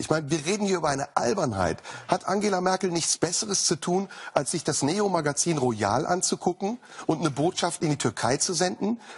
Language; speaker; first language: German; early bilingual, other home language; Turkish